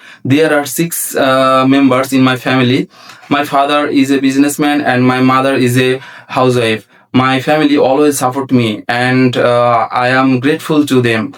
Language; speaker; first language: English; non-native, learner; Bangla